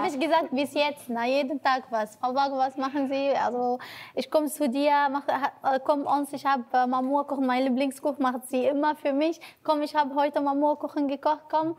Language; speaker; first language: German; non-native, learner; Arabic